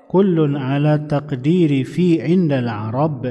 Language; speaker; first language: Arabic; non-native, fluent; Indonesian